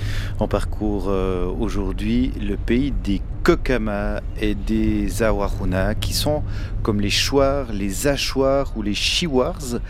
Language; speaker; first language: French; native; French